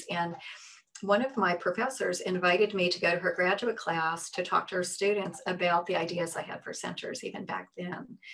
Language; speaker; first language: English; native; English